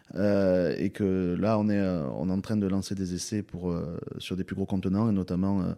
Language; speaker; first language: French; native; French